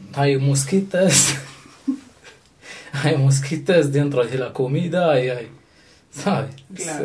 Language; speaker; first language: Spanish; non-native, learner; Arabic